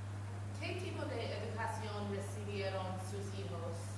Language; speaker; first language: Spanish; non-native, learner; English